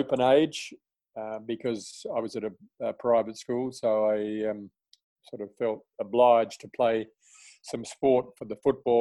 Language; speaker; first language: English; native; English